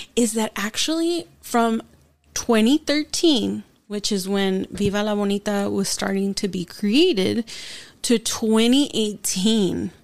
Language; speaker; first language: English; early bilingual, other home language; Spanish